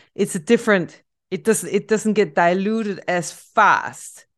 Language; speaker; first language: English; non-native, fluent; Danish